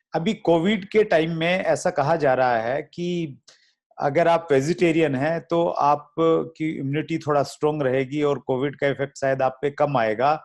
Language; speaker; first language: Hindi; native; Hindi